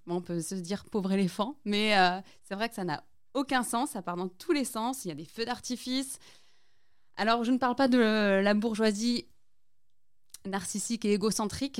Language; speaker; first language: French; native; French